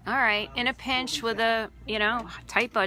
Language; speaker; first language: English; native; English